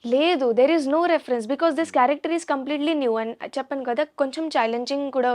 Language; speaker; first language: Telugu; non-native, learner; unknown